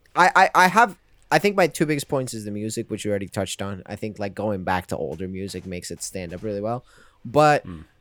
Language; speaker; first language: English; non-native, fluent; Spanish